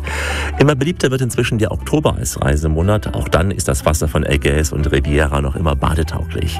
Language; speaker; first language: German; native; German